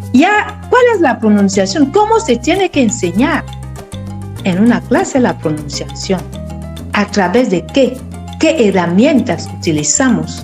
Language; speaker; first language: Spanish; non-native, fluent; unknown